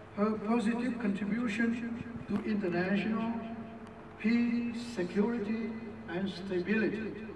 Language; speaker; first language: English; non-native, fluent; Vietnamese